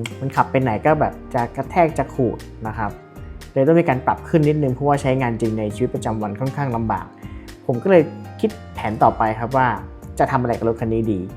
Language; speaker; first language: Thai; native; Thai